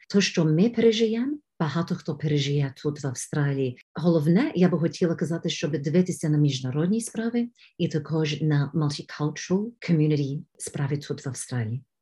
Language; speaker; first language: Ukrainian; early bilingual, heritage; Ukrainian